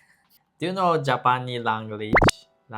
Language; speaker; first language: English; non-native, learner; Japanese